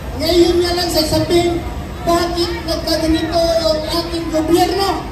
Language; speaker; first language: Filipino; non-native, local second language; Iloko